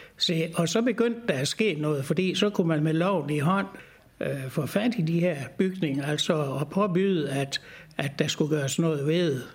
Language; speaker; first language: Danish; native; Danish